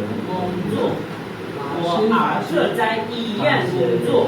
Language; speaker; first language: Chinese; non-native, fluent; Bangla